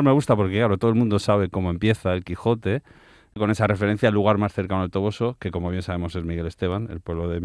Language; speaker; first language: Spanish; native; Spanish